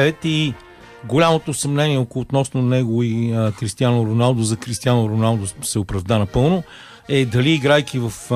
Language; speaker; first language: Bulgarian; native; Bulgarian